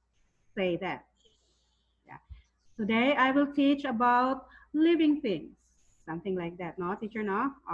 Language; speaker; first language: English; non-native, fluent; Thai